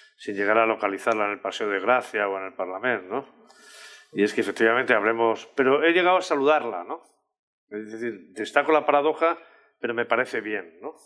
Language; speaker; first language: Spanish; native; Spanish